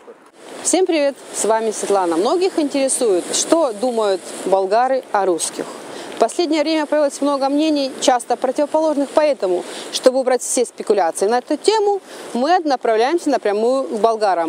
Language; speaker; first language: Russian; native; Russian